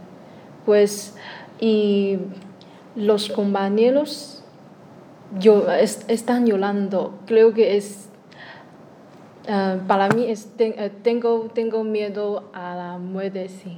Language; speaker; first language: Spanish; non-native, learner; Chinese